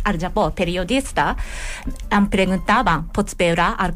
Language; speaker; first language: Catalan; non-native, learner; Japanese